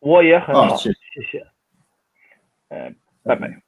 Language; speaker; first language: Chinese; non-native, fluent; Swedish